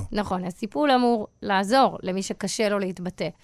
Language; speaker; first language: Hebrew; native; Hebrew